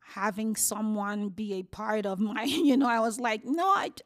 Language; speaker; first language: English; non-native, local second language; Yoruba